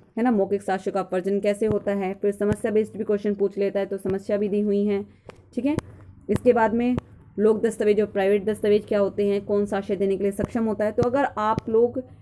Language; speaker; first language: Hindi; native; Hindi